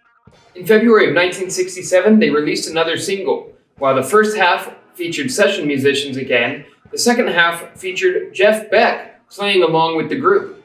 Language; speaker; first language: English; native; English